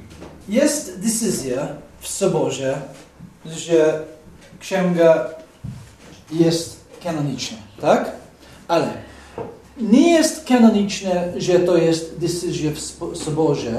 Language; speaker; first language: Polish; non-native, fluent; English